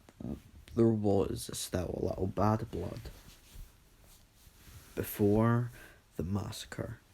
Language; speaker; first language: English; native; English